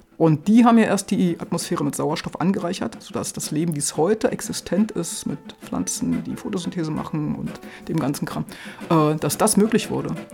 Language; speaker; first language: German; native; German